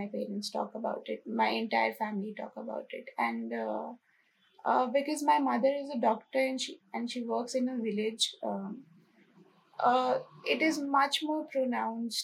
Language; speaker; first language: English; non-native, local second language; Hindi